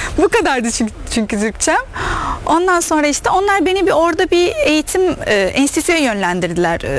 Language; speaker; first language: Turkish; non-native, fluent; Arabic